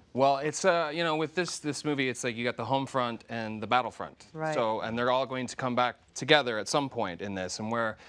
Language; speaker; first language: English; native; English